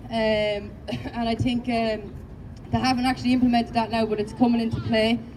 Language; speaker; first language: English; native; English